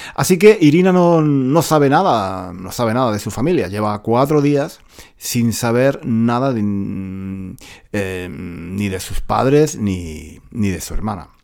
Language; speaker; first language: Spanish; native; Spanish